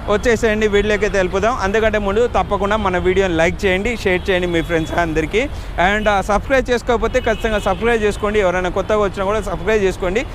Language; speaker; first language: Telugu; native; Telugu